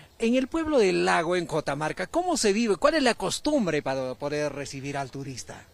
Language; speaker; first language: Spanish; native; Spanish